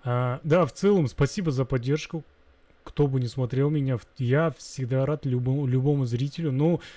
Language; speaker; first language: Russian; non-native, local second language; Kazakh